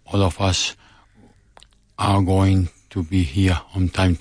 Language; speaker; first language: English; non-native, learner; Spanish